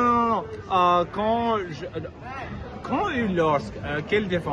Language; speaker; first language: French; non-native, learner; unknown